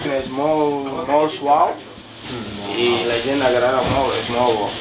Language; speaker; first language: Catalan; non-native, learner; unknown